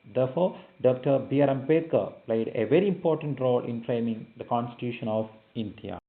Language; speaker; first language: English; non-native, local second language; Malayalam